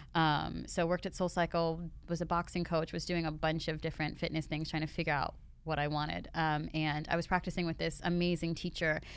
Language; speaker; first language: English; native; English